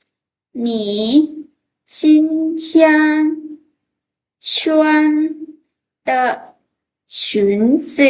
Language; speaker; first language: Chinese; non-native, fluent; Lao